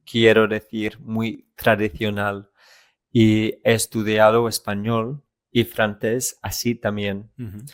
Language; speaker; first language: Spanish; non-native, fluent; English